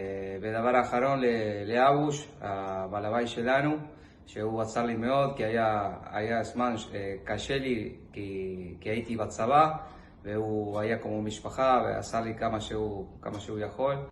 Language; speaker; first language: Hebrew; non-native, learner; Spanish